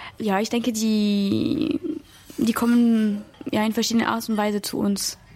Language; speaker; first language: German; non-native, fluent; French